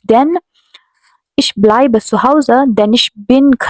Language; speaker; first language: German; non-native, learner; Hindi